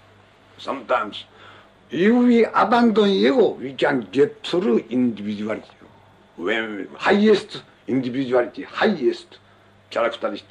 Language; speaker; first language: English; non-native, learner; Japanese